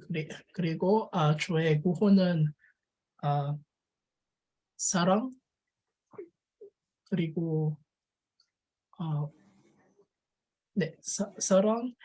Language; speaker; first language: Korean; non-native, learner; French